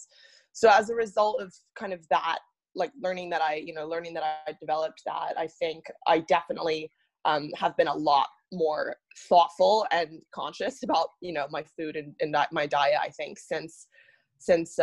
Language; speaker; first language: English; native; English